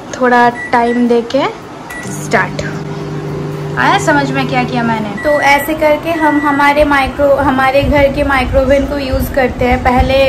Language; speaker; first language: Hindi; non-native, local second language; Bangla